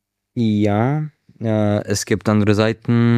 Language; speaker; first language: German; non-native, learner; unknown